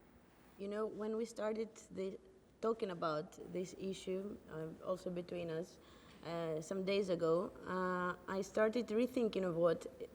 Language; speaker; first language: English; non-native, fluent; Greek